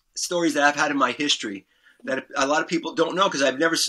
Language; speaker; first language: English; native; English